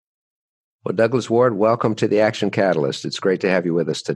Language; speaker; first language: English; native; English